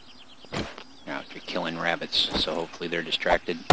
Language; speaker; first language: English; native; English